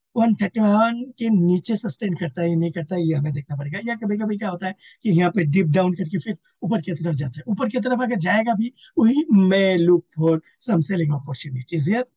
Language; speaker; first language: Hindi; non-native, local second language; Assamese